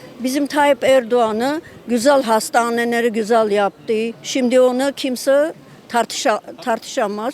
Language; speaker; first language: Turkish; non-native, learner; Armenian